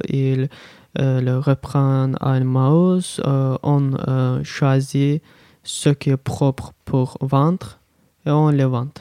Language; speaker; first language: French; non-native, learner; Azerbaijani